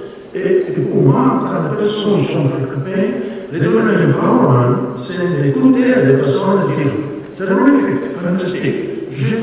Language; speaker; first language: French; non-native, learner; Spanish